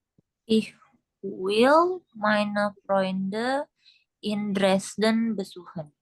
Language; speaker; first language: German; non-native, learner; Indonesian